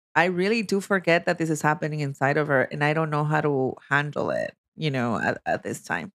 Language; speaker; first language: English; non-native, fluent; Spanish